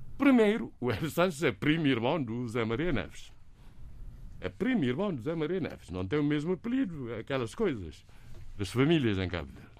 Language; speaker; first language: Portuguese; non-native, local second language; Kabuverdianu